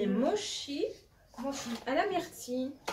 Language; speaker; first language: French; native; French